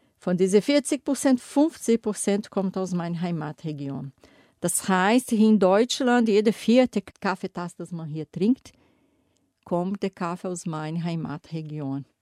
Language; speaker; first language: German; non-native, fluent; Portuguese